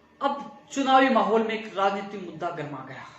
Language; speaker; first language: Hindi; native; Hindi